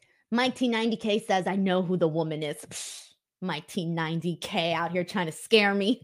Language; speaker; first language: English; native; English